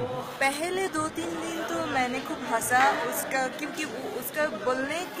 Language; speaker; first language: Hindi; non-native, learner; Bangla